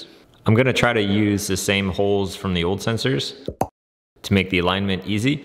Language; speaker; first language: English; native; English